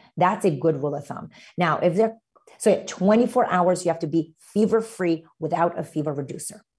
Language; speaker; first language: English; early bilingual, other home language; Romanian